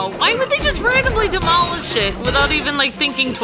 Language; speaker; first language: English; native; English